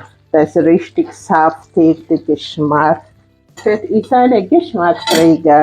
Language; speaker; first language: German; non-native, fluent; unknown